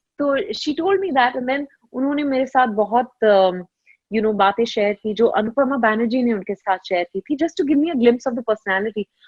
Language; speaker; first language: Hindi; non-native, local second language; Tamil